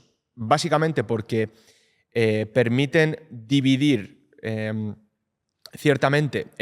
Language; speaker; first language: Spanish; native; Spanish